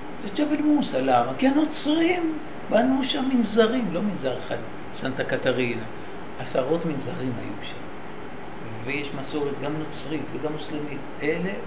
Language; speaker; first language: Hebrew; native; Hebrew